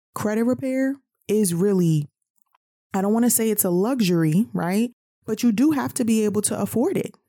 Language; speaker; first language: English; native; English